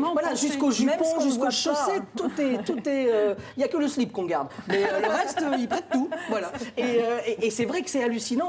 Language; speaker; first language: French; native; French